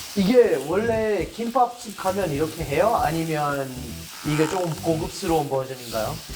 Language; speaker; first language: Korean; non-native, fluent; English